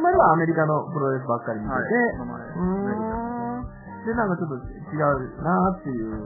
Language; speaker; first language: Japanese; native; Japanese